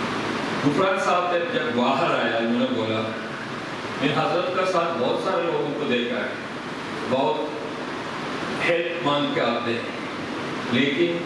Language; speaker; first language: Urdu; non-native, local second language; Malayalam